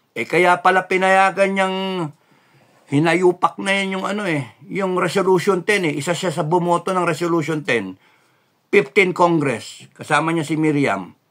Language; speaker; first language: Filipino; native; Filipino